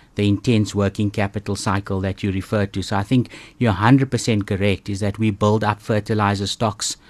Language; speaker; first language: English; native; English